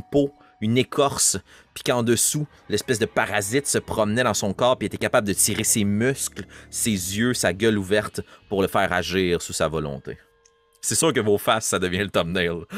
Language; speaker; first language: French; native; French